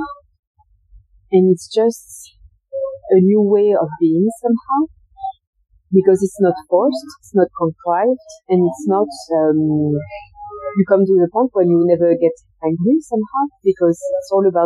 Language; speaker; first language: English; non-native, fluent; French